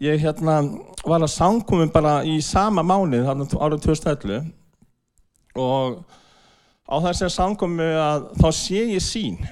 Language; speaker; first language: Icelandic; non-native, fluent; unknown